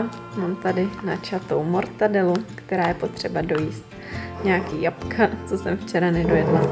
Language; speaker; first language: Czech; native; Czech